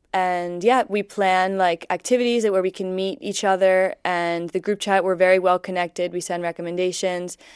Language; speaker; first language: English; native; English